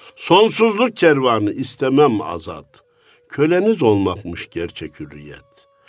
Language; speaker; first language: Turkish; native; Turkish